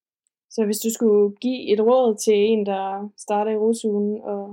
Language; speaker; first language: Danish; native; Danish